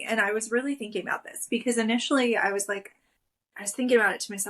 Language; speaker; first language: English; native; English